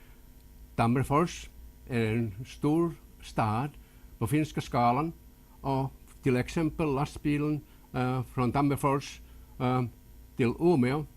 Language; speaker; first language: Swedish; non-native, local second language; Finnish